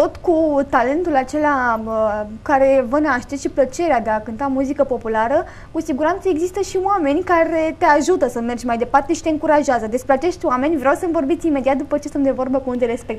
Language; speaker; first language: Romanian; native; Romanian